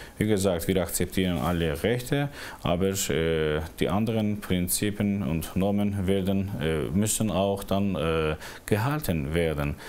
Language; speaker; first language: German; non-native, fluent; Azerbaijani